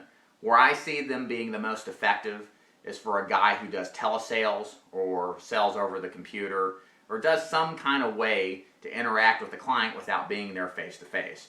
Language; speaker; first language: English; native; English